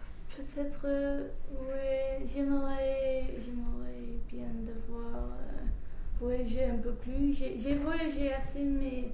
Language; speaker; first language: French; non-native, fluent; English